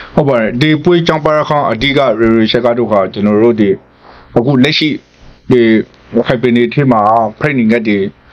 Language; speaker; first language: Burmese; native; Burmese